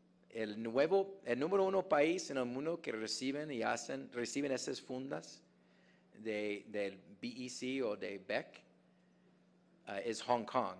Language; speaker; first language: Spanish; non-native, fluent; English